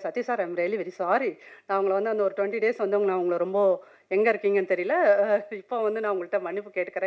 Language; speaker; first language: Tamil; native; Tamil